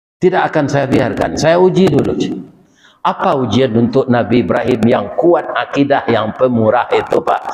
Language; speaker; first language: Malay; non-native, local second language; Minangkabau